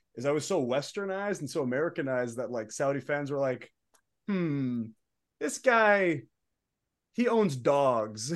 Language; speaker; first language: English; early bilingual, other home language; Arabic